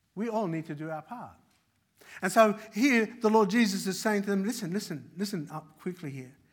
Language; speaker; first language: English; early bilingual, other home language; Arabic